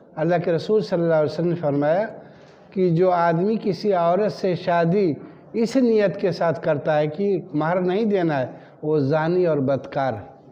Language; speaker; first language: Urdu; native; Urdu